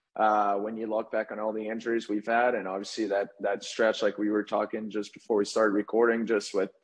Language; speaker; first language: English; native; English